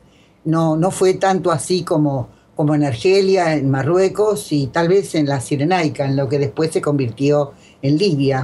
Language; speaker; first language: Spanish; native; Spanish